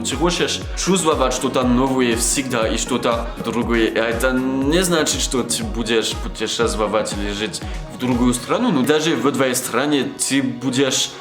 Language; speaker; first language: Russian; non-native, learner; French